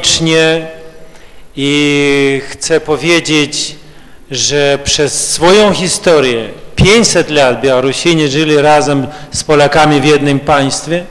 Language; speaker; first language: Polish; early bilingual, heritage; Russian